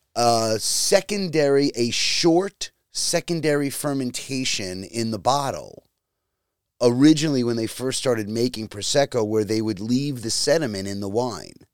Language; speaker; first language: English; native; English